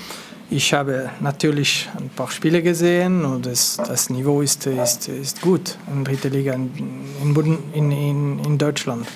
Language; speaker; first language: German; non-native, local second language; French